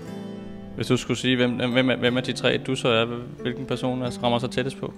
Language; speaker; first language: Danish; native; Danish